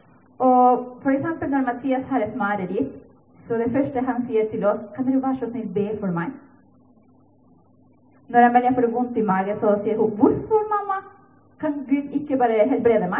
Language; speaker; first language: Norwegian; non-native, fluent; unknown